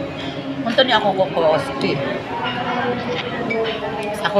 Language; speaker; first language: Japanese; non-native, learner; Filipino